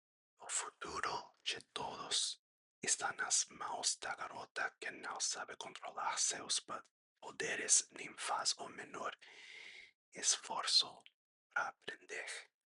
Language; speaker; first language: Portuguese; non-native, learner; English